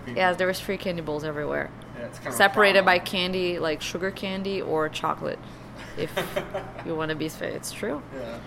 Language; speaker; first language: English; non-native, fluent; Portuguese